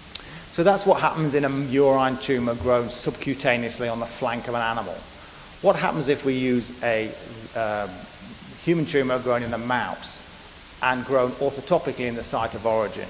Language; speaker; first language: English; native; English